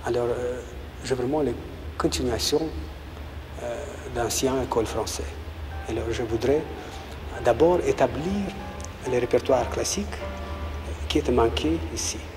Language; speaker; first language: French; non-native, learner; Russian